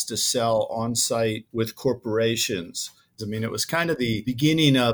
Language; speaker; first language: English; native; English